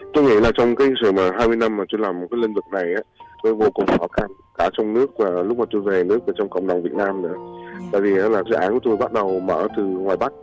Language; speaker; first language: Vietnamese; early bilingual, heritage; Vietnamese